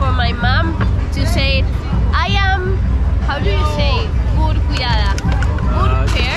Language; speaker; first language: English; non-native, learner; Spanish